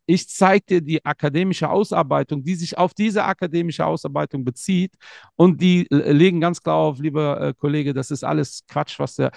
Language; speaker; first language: German; native; German